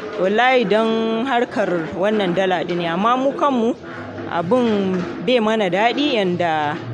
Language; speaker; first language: Hausa; native; Hausa